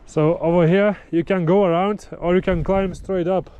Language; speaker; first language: English; non-native, fluent; Lithuanian